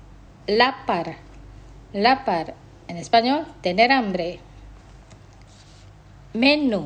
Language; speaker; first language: Spanish; non-native, fluent; Indonesian